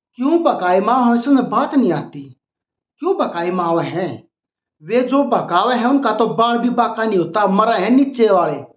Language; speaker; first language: Hindi; native; Hindi